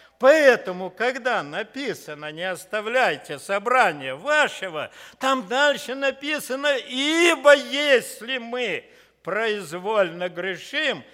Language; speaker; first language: Russian; native; Russian